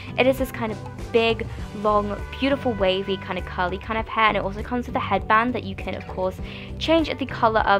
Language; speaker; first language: English; native; English